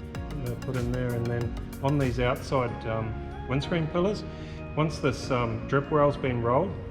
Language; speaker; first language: English; native; English